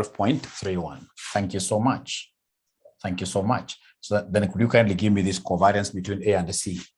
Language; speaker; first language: English; non-native, local second language; Swahili